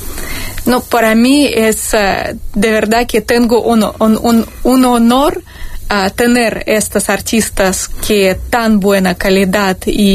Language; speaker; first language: Spanish; non-native, learner; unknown